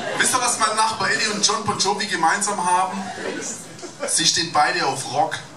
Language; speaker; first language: German; native; German